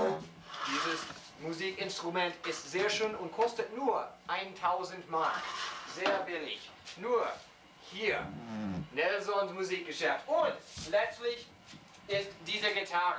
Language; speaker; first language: German; non-native, learner; English